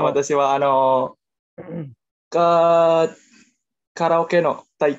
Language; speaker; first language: Japanese; non-native, learner; Indonesian